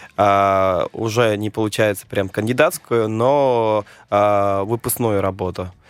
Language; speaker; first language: Russian; non-native, fluent; Spanish